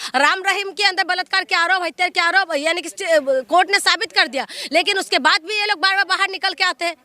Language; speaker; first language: Hindi; non-native, local second language; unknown